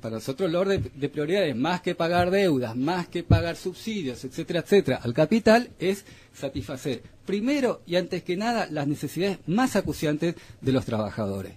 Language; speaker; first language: Spanish; native; Spanish